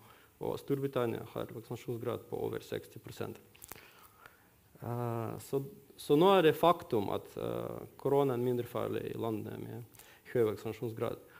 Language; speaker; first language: Norwegian; non-native, fluent; Russian